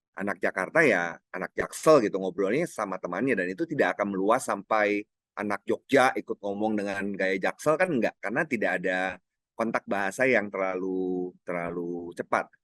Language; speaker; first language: Indonesian; non-native, local second language; Minangkabau